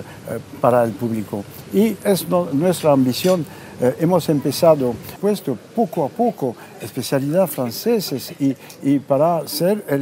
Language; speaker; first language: Spanish; non-native, fluent; French